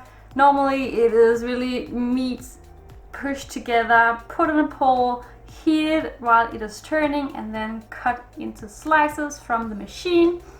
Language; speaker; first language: English; non-native, fluent; Danish